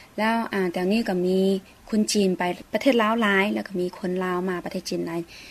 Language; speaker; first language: Lao; non-native, fluent; Chinese